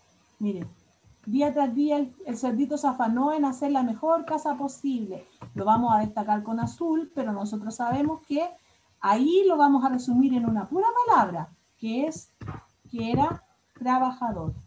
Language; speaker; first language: Spanish; native; Spanish